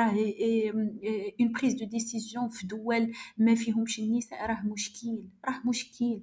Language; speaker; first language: French; non-native, local second language; Arabic